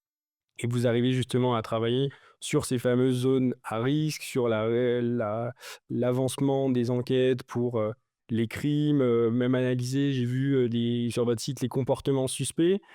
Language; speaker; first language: French; native; French